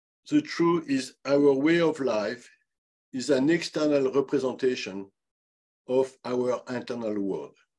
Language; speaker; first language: English; non-native, fluent; French